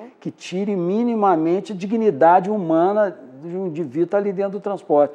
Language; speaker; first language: Portuguese; native; Portuguese